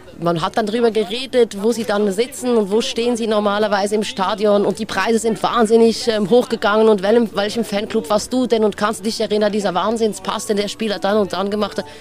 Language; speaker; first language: German; native; German